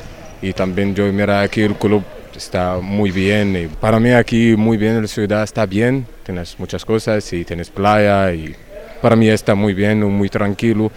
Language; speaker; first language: Portuguese; non-native, learner; Arabic